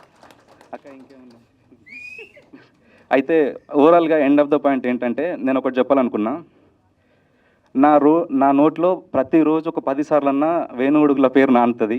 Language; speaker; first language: Telugu; native; Telugu